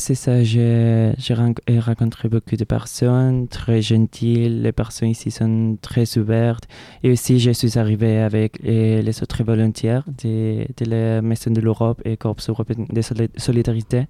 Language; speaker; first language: French; non-native, learner; Spanish